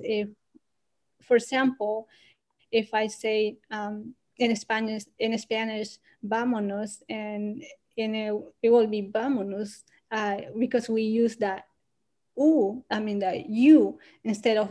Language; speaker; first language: English; non-native, fluent; Quechua